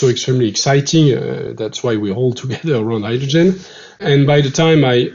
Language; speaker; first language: English; non-native, fluent; French